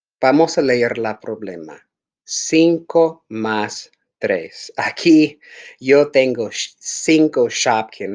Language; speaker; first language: Spanish; non-native, fluent; English